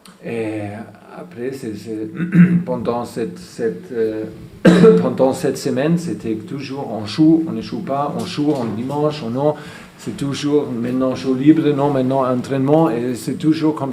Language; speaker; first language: French; non-native, fluent; German